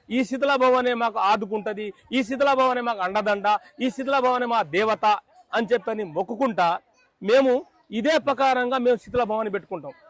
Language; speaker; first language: Telugu; non-native, local second language; Lambadi